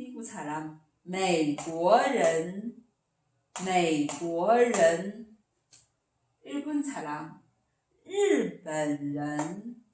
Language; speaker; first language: Korean; non-native, learner; Chinese